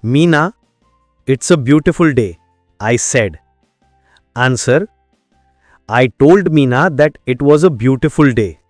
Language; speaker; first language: English; non-native, local second language; Marathi